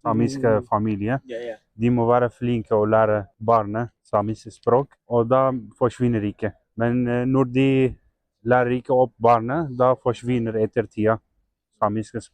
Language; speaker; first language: Norwegian; non-native, fluent; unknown